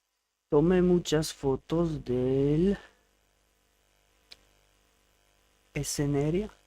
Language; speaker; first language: Spanish; non-native, learner; Polish